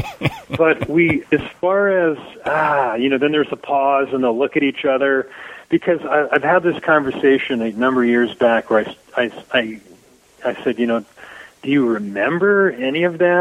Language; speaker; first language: English; native; English